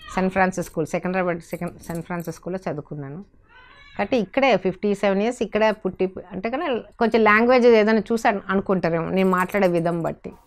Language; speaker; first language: Telugu; native; Telugu